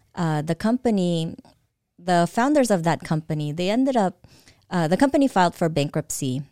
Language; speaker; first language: English; early bilingual, other home language; Filipino